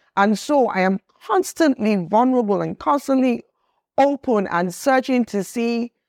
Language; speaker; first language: English; non-native, local second language; Yoruba